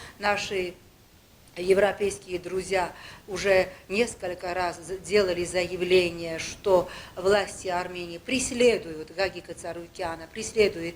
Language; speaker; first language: Russian; non-native, local second language; Armenian